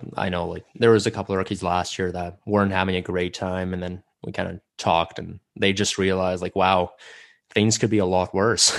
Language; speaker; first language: English; non-native, fluent; Russian